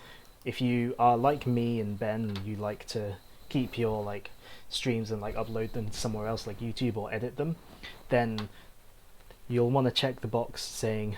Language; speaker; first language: English; native; English